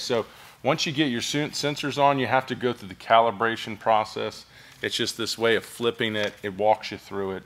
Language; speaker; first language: English; native; English